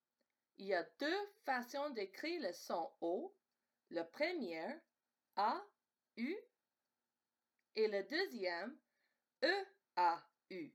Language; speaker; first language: French; non-native, fluent; English